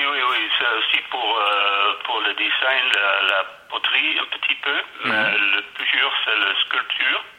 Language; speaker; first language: French; non-native, learner; Dutch